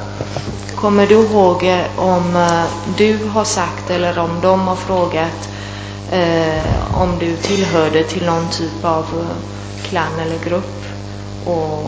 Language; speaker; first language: Swedish; non-native, fluent; Italian